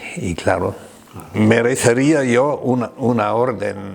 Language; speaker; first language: Spanish; non-native, fluent; German